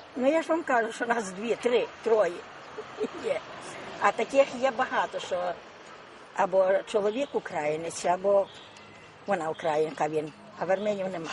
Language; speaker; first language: Ukrainian; native; Ukrainian